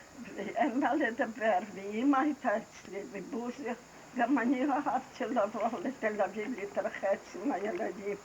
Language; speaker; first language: Hebrew; non-native, fluent; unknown